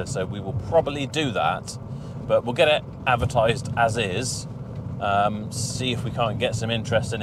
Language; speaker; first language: English; native; English